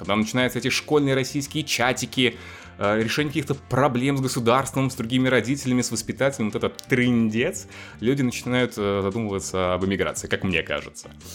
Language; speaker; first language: Russian; native; Russian